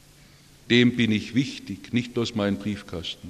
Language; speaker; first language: German; native; German